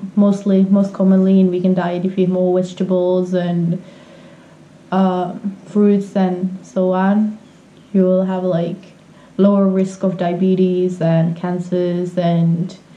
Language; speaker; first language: English; non-native, fluent; Finnish